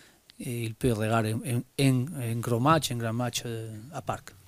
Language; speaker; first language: French; non-native, learner; Spanish